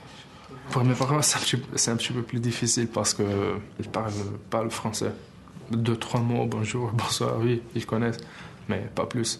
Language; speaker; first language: French; early bilingual, other home language; Albanian